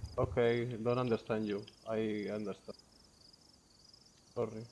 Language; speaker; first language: English; non-native, learner; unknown